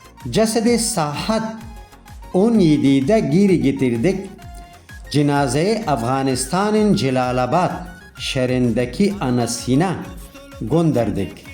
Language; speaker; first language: Turkish; non-native, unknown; Persian